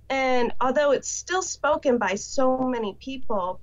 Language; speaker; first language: English; native; English